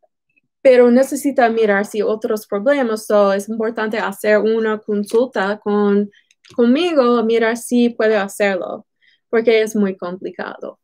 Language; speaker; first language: Spanish; non-native, fluent; English